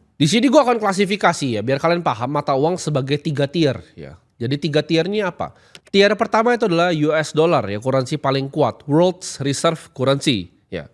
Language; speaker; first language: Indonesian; native; Indonesian